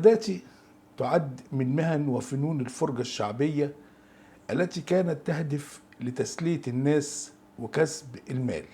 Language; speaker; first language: Arabic; native; Arabic